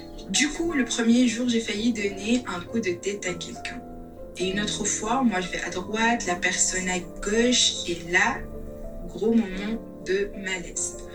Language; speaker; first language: French; non-native, local second language; Arabic